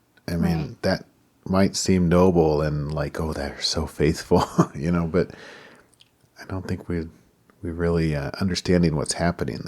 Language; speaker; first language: English; native; English